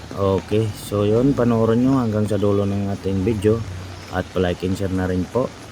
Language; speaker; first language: Filipino; native; Filipino